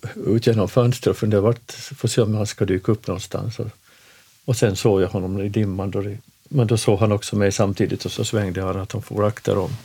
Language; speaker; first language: Swedish; native; Swedish